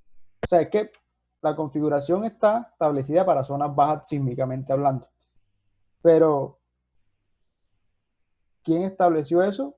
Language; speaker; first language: Spanish; native; Spanish